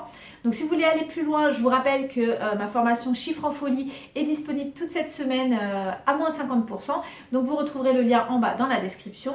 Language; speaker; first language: French; native; French